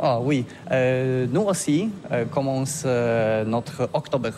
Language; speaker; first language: French; non-native, learner; Polish